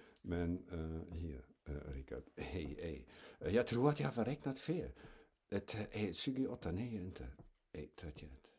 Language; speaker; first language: Swedish; non-native, fluent; German